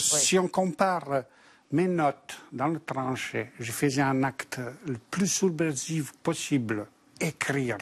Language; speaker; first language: French; non-native, fluent; Bosnian